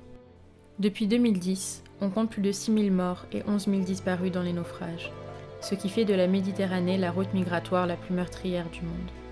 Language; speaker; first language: French; native; French